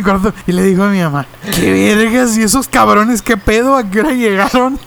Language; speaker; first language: Spanish; native; Spanish